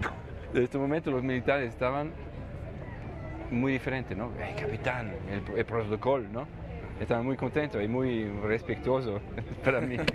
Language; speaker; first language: Spanish; non-native, fluent; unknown